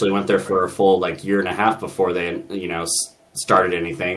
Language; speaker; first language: English; native; English